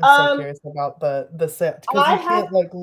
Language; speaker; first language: English; native; English